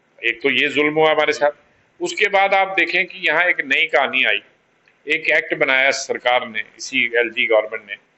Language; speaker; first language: Hindi; non-native, local second language; Pahari-Potwari